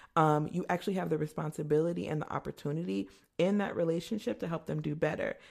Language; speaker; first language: English; native; English